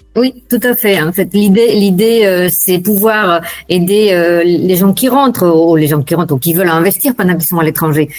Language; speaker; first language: French; non-native, fluent; Spanish